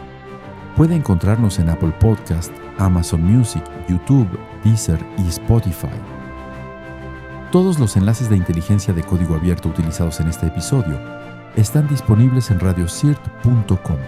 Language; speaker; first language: Spanish; non-native, fluent; French